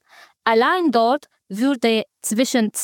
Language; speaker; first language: German; non-native, fluent; Arabic